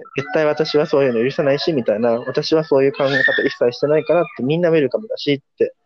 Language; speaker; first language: Japanese; early bilingual, heritage; Japanese